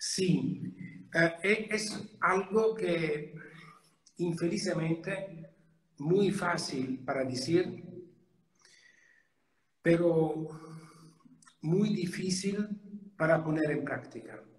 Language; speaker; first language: Spanish; non-native, fluent; Italian